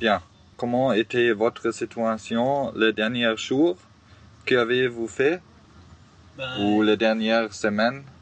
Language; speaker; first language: French; non-native, learner; German